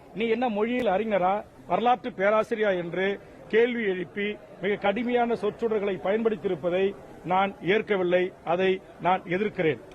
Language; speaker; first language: Tamil; native; Tamil